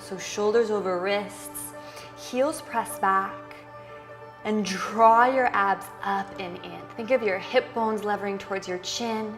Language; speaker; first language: English; native; English